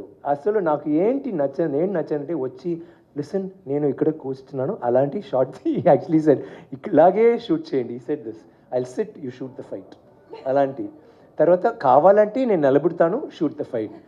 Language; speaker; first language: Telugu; non-native, learner; Tamil